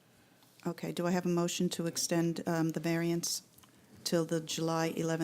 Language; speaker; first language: English; native; English